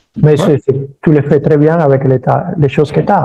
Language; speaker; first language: French; early bilingual, other home language; Spanish